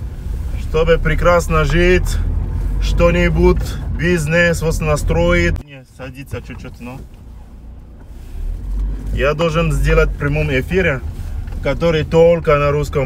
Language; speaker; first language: Russian; non-native, learner; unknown